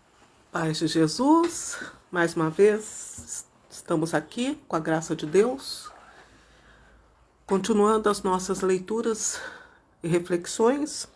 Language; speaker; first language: Portuguese; native; Portuguese